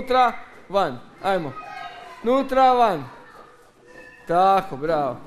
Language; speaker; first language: Croatian; native; Croatian